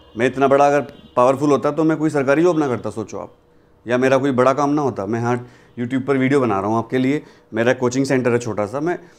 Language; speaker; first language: Hindi; native; Hindi